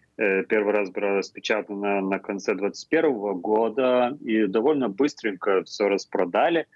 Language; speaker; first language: Russian; non-native, fluent; Lithuanian